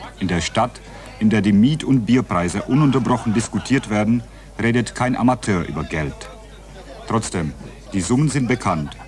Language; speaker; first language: German; non-native, fluent; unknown